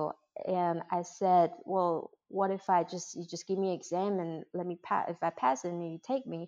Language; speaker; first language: English; non-native, fluent; Chinese